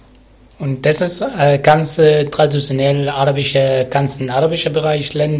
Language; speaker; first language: German; non-native, learner; Arabic